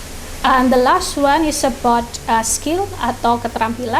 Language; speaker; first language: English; non-native, fluent; Indonesian